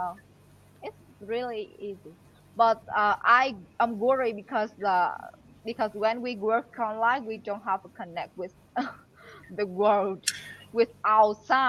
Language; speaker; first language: English; non-native, learner; Vietnamese